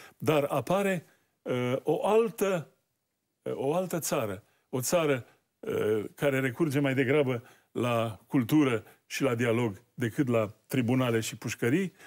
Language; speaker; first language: Romanian; native; Romanian